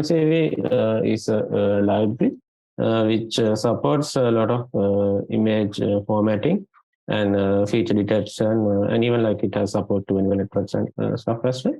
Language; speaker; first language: English; non-native, local second language; Sinhala